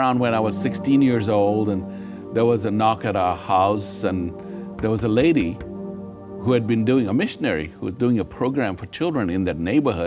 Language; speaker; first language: English; non-native, local second language; Gujarati